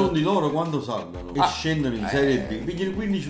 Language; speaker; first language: Italian; native; Italian